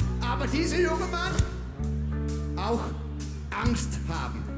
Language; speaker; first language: German; non-native, learner; Danish